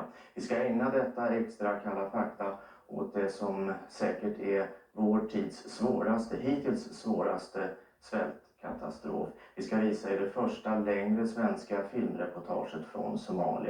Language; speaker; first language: Swedish; native; Swedish